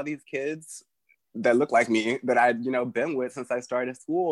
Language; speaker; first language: English; native; English